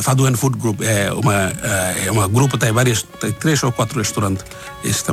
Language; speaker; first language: Portuguese; non-native, learner; Bangla